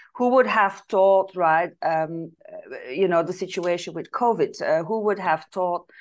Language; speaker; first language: English; non-native, fluent; Dutch